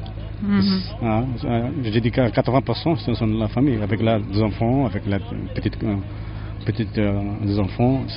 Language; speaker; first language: French; non-native, learner; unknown